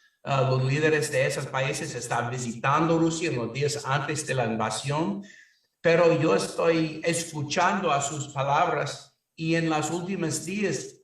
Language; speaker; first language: Spanish; non-native, fluent; English